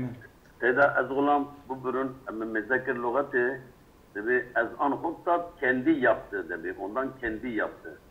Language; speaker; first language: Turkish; non-native, local second language; Kurdish